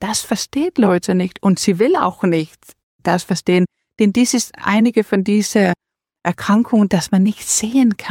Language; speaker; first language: German; non-native, learner; Danish